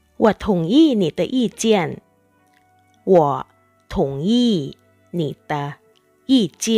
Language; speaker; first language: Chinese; non-native, fluent; Thai